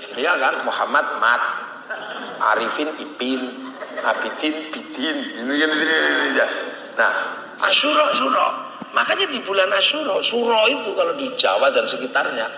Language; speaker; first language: Indonesian; native; Indonesian